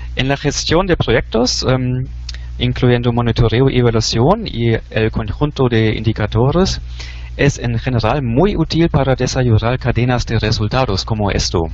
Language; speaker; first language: Spanish; non-native, fluent; German